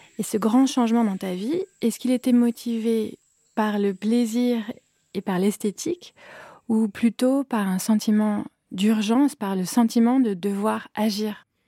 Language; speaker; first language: French; native; French